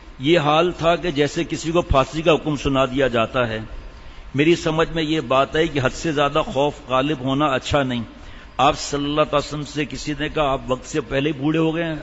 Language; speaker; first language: Urdu; native; Urdu